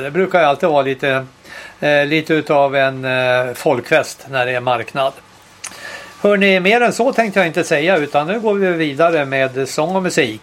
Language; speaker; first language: Swedish; native; Swedish